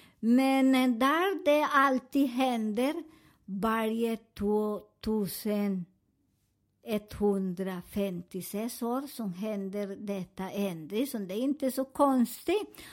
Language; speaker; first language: Swedish; non-native, learner; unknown